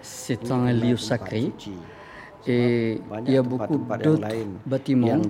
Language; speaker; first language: French; non-native, fluent; Indonesian